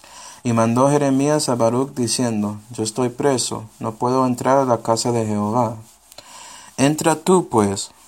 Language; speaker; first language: Spanish; non-native, fluent; English